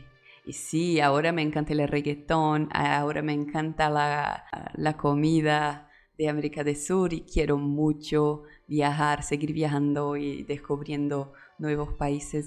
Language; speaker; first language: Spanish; non-native, learner; Portuguese